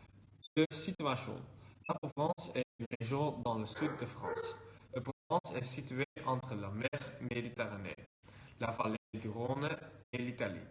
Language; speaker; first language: French; non-native, learner; Dutch